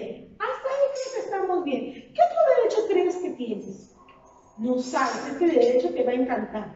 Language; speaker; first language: Spanish; native; Spanish